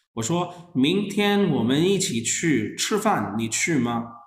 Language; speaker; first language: Chinese; non-native, fluent; Urdu